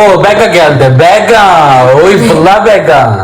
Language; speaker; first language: Turkish; native; Turkish